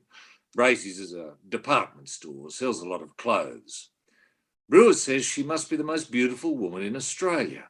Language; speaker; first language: English; native; English